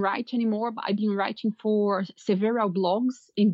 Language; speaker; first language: English; non-native, fluent; Portuguese